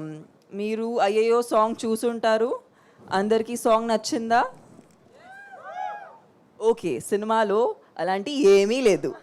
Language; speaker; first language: Telugu; non-native, local second language; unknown